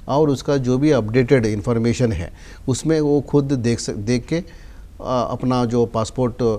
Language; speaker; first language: Hindi; non-native, local second language; Telugu